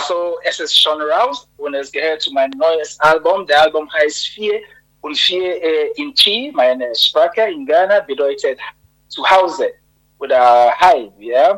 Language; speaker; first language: German; non-native, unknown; Akan